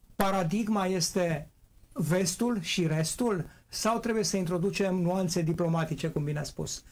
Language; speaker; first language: Romanian; native; Romanian